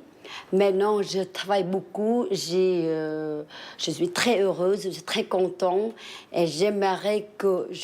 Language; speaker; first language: French; early bilingual, other home language; Vietnamese